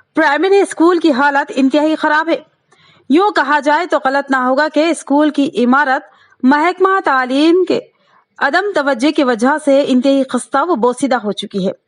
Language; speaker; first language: Urdu; native; Urdu